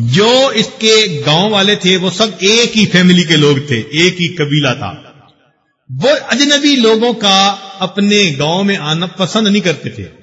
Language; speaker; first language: Urdu; non-native, local second language; Punjabi